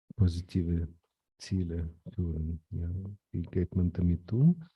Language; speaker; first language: German; non-native, fluent; Ukrainian